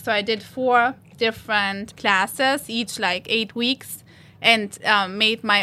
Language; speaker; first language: English; non-native, fluent; German